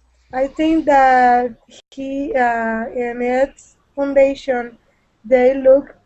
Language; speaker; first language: English; non-native, learner; Spanish